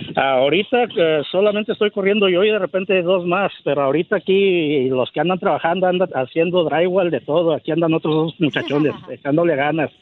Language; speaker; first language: Spanish; native; Spanish